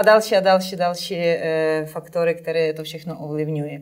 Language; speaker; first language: Czech; non-native, fluent; Ukrainian